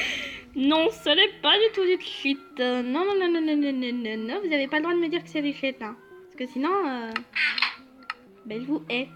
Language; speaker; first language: French; native; French